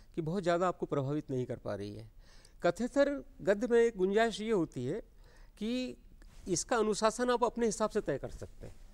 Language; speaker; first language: Hindi; native; Hindi